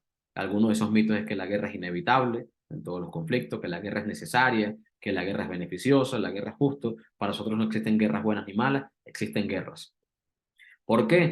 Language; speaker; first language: Spanish; native; Spanish